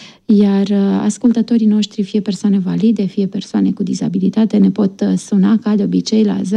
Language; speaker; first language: Romanian; native; Romanian